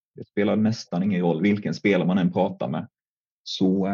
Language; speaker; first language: Swedish; native; Swedish